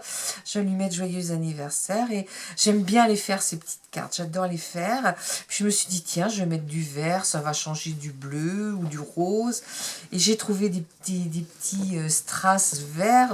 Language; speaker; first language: French; native; French